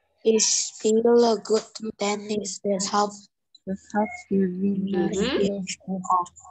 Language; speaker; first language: German; non-native, learner; Indonesian